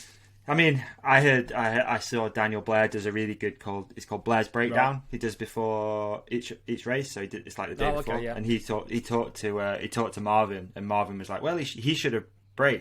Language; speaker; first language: English; native; English